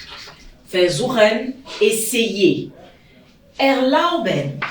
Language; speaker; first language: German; non-native, fluent; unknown